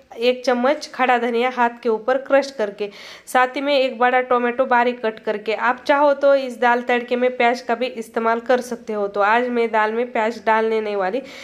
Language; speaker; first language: Hindi; non-native, local second language; Marathi